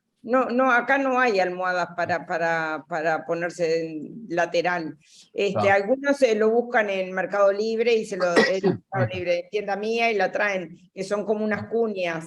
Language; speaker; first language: Spanish; native; Spanish